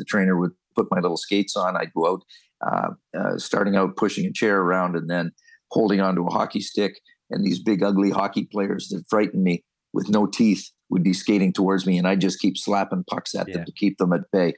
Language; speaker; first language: English; native; English